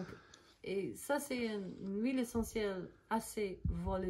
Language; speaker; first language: French; non-native, learner; English